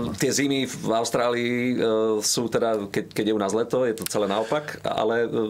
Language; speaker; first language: Slovak; native; Slovak